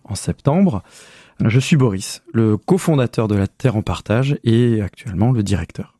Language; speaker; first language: French; native; French